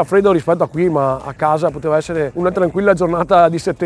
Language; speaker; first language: Italian; native; Italian